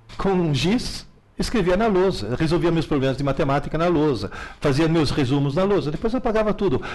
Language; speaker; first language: Portuguese; early bilingual, other home language; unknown